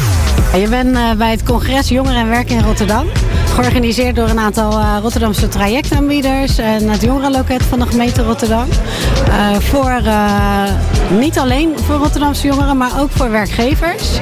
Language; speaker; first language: Dutch; native; Dutch